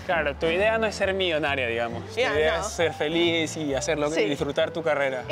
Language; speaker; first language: Spanish; native; Spanish